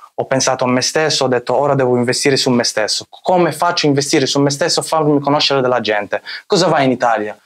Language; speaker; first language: Italian; early bilingual, other home language; Arabic